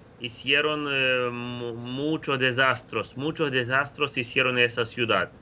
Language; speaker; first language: Spanish; non-native, fluent; Ukrainian